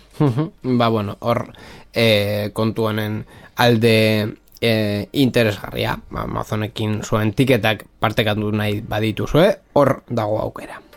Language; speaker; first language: Basque; non-native, local second language; Spanish